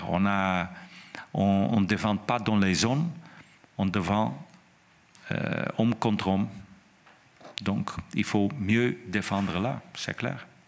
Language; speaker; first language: French; non-native, fluent; Dutch